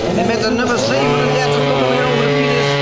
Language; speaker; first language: Dutch; native; Dutch